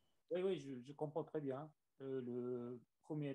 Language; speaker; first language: French; non-native, learner; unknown